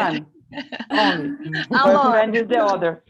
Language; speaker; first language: English; non-native, learner; Portuguese